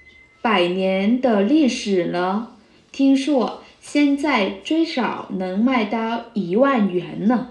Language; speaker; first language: Chinese; non-native, fluent; Vietnamese